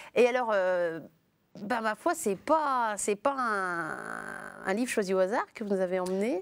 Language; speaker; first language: French; native; French